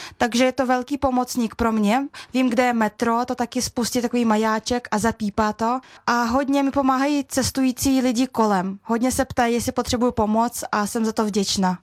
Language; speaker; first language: Czech; early bilingual, other home language; Russian